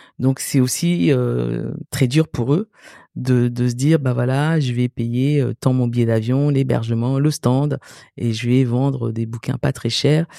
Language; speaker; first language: French; early bilingual, other home language; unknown